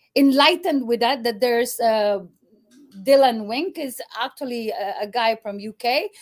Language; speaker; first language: English; non-native, local second language; Cebuano